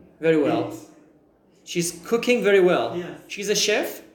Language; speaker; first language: English; non-native, fluent; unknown